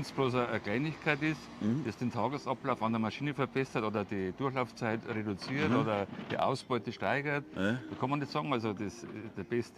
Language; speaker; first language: German; native; German